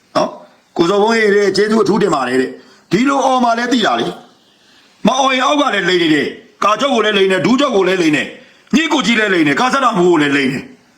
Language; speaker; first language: Burmese; native; Burmese